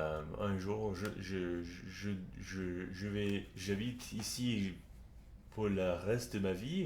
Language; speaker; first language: French; non-native, learner; English